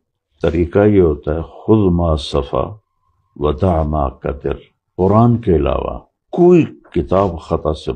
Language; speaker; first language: Urdu; native; Urdu